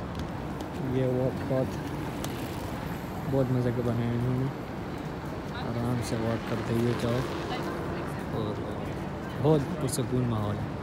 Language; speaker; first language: Urdu; native; Urdu